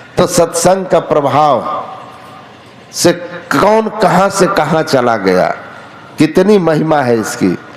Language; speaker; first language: Hindi; native; Hindi